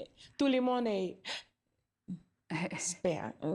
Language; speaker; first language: French; non-native, learner; English